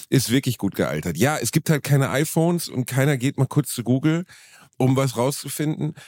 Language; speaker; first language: German; native; German